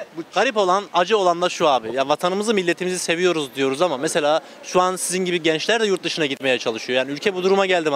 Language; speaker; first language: Turkish; native; Turkish